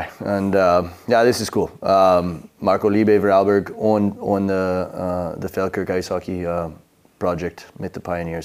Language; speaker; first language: German; non-native, learner; English